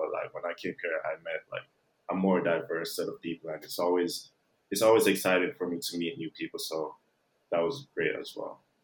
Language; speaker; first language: English; non-native, local second language; Jamaican Creole English